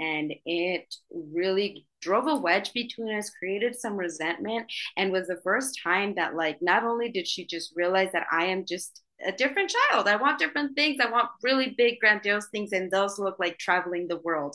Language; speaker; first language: English; native; English